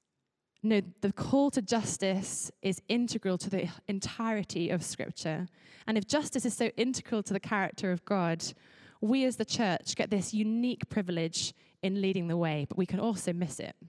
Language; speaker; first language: English; native; English